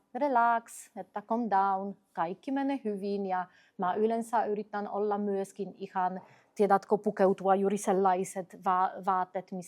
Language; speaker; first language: Finnish; non-native, fluent; Polish